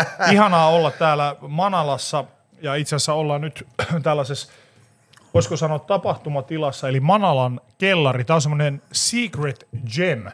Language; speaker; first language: Finnish; native; Finnish